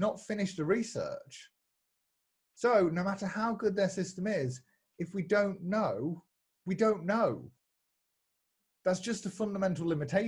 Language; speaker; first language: English; native; English